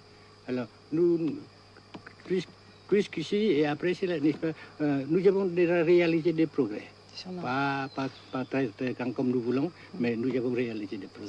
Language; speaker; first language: French; non-native, local second language; Vietnamese